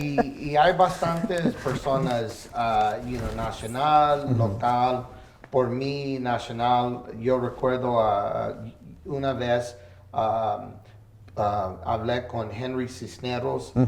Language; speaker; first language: Spanish; early bilingual, heritage; English